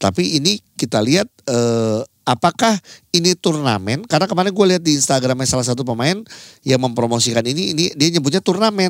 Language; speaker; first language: Indonesian; native; Indonesian